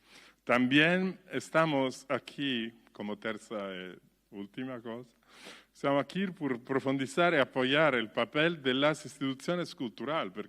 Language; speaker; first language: Spanish; non-native, learner; Italian